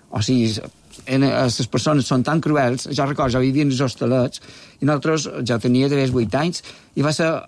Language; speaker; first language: Catalan; native; Catalan